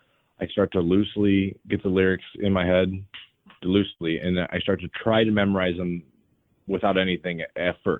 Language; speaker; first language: English; native; English